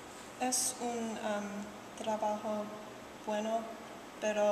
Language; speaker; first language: Spanish; non-native, learner; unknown